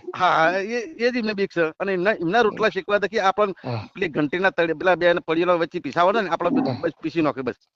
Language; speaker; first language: Gujarati; native; Gujarati